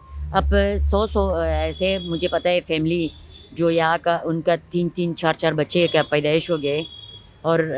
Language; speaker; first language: Hindi; non-native, fluent; Pashto